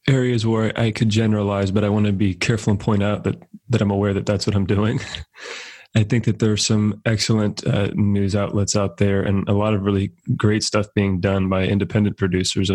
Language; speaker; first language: English; native; English